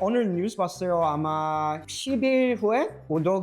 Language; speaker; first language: Korean; non-native, learner; English